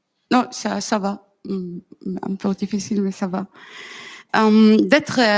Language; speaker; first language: French; non-native, learner; Arabic